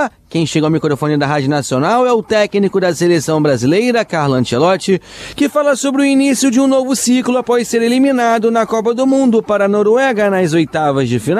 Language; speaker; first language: Portuguese; native; Portuguese